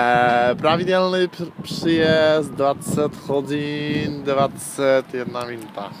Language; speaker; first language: Czech; non-native, learner; Polish